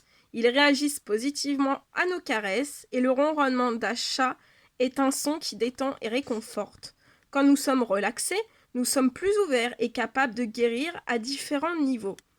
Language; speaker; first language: French; native; French